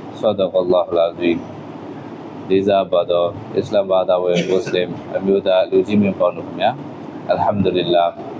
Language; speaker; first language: Burmese; native; Burmese